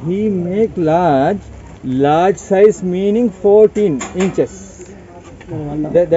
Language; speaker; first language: English; non-native, learner; Tamil